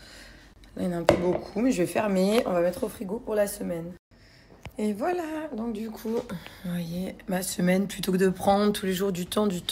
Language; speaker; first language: French; native; French